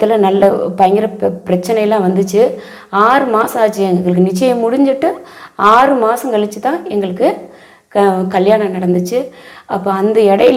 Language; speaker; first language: Tamil; native; Tamil